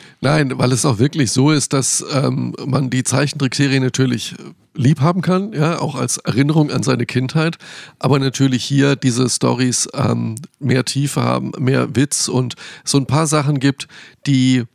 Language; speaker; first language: German; native; German